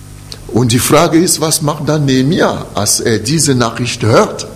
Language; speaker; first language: German; non-native, fluent; French